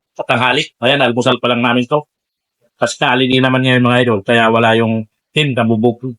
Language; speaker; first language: Filipino; non-native, local second language; Bikol